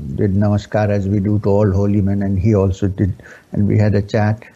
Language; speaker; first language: English; non-native, local second language; Urdu